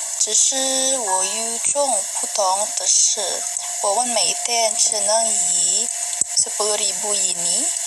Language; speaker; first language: Chinese; non-native, learner; Indonesian